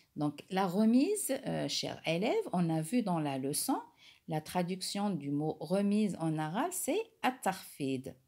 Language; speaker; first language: French; non-native, local second language; Arabic